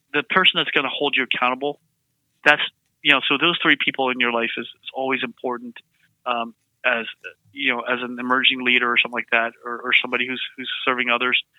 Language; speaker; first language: English; early bilingual, other home language; Vietnamese